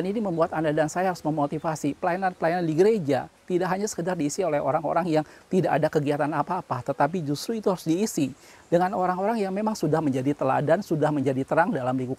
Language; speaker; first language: Indonesian; native; Indonesian